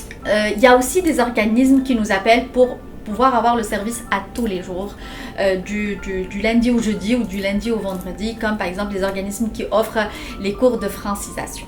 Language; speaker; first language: French; native; French